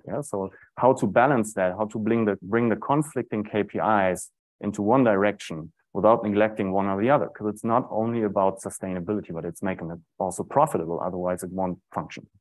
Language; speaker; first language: English; non-native, fluent; German